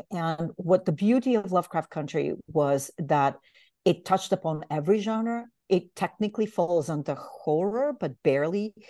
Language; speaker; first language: English; early bilingual, other home language; Bulgarian